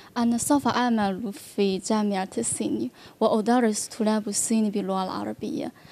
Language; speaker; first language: Arabic; non-native, learner; Chinese